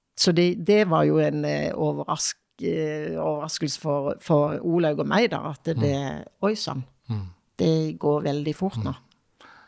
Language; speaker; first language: Norwegian; native; Norwegian